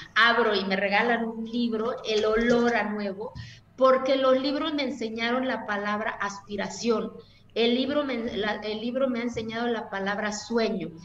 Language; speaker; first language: Spanish; non-native, local second language; Zapotec